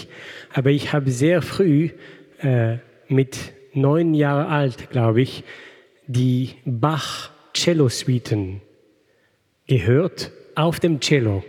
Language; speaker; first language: German; non-native, fluent; French